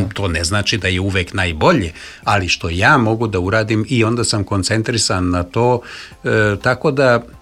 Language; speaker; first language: Serbian; non-native, local second language; Hungarian